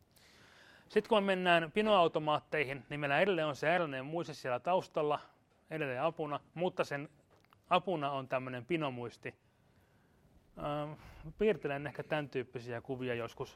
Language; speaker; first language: Finnish; native; Finnish